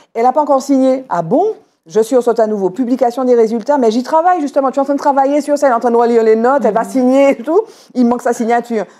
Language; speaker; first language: French; native; French